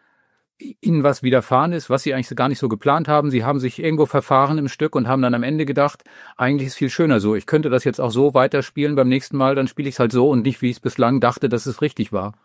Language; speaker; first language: German; native; German